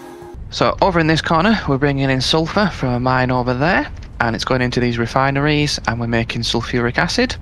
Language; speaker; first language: English; native; English